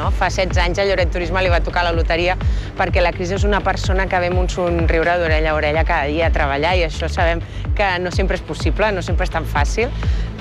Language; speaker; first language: Catalan; native; Catalan